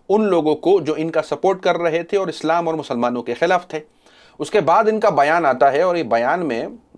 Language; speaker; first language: Hindi; native; Hindi